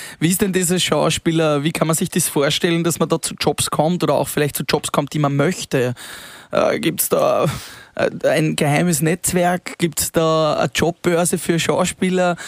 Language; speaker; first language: German; native; German